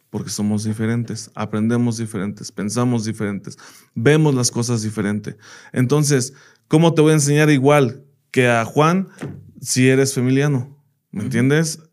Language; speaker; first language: Spanish; early bilingual, heritage; Spanish